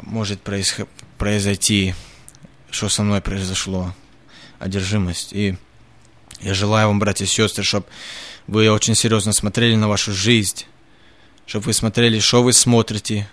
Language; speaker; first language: Russian; early bilingual, heritage; Russian